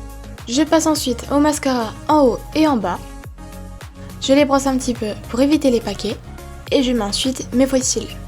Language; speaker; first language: French; native; French